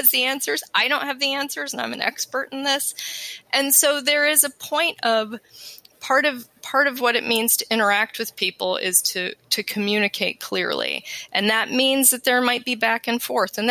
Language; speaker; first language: English; native; English